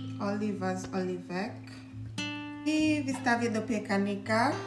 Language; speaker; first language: Polish; non-native, learner; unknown